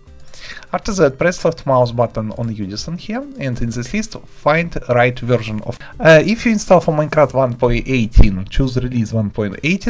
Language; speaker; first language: English; non-native, learner; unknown